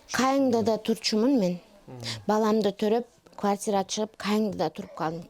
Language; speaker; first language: Kyrgyz; native; Kyrgyz